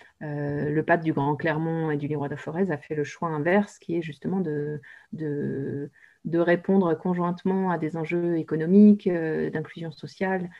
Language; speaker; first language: French; native; French